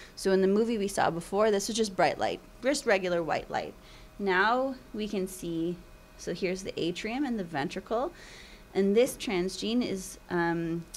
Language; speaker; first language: English; native; English